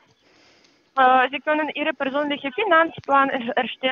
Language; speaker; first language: German; non-native, learner; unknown